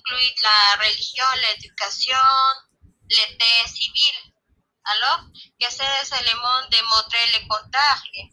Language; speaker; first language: Spanish; non-native, learner; French